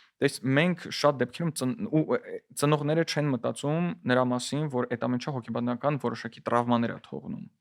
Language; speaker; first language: Armenian; native; Armenian